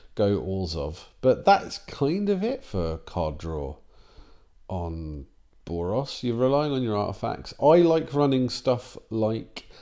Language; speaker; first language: English; native; English